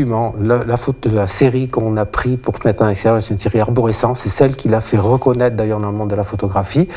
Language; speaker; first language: French; native; French